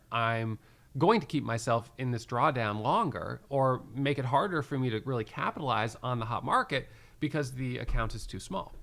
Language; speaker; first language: English; native; English